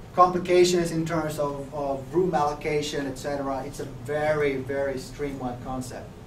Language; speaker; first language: English; non-native, fluent; Finnish